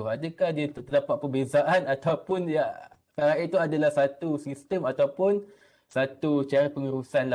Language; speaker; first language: Malay; native; Malay